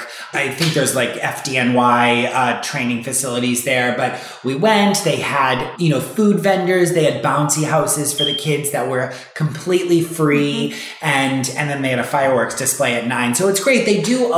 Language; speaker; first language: English; native; English